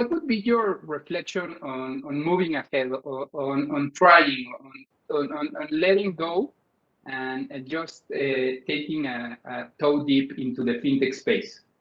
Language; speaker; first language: English; non-native, fluent; Spanish